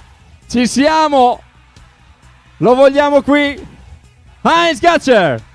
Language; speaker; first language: Italian; native; Italian